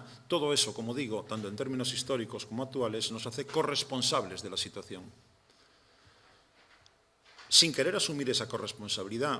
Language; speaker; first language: Spanish; native; Spanish